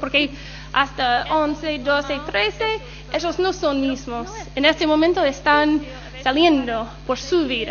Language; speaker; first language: Spanish; non-native, learner; English